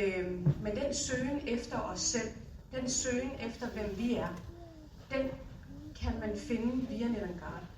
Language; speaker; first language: Danish; early bilingual, other home language; Hindi